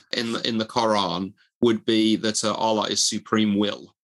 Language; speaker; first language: English; native; English